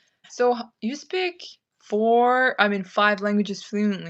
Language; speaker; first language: English; non-native, fluent; Kyrgyz